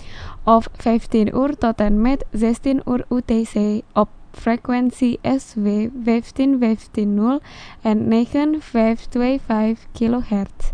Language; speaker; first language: Dutch; non-native, fluent; Indonesian